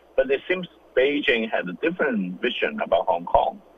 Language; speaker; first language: English; non-native, local second language; Cantonese